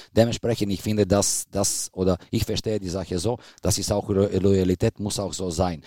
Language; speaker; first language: German; non-native, fluent; Bulgarian